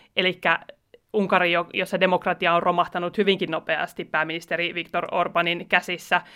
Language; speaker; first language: Finnish; native; Finnish